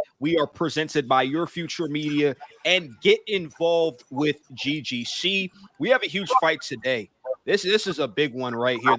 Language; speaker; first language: English; native; English